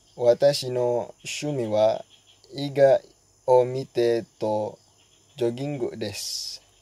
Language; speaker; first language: Japanese; non-native, learner; Malay